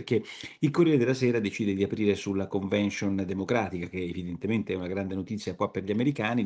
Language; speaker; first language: Italian; native; Italian